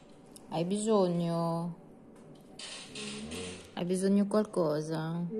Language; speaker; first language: Italian; non-native, learner; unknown